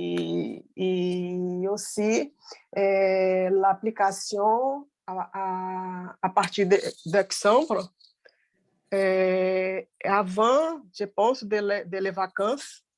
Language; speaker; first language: French; non-native, learner; Portuguese